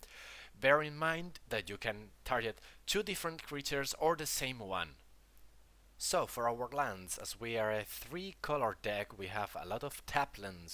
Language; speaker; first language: English; non-native, fluent; Spanish